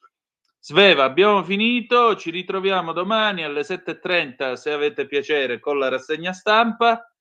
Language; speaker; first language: Italian; native; Italian